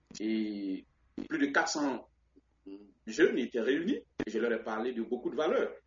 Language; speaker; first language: French; non-native, local second language; Baoulé